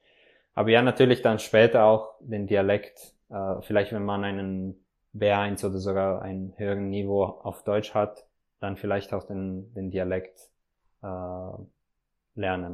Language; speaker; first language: German; non-native, fluent; Italian